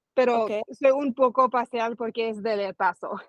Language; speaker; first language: Spanish; early bilingual, heritage; Spanish